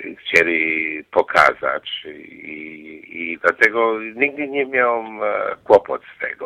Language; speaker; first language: Polish; non-native, learner; English